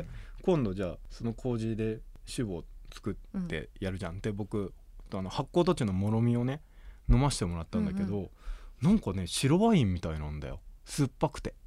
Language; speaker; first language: Japanese; native; Japanese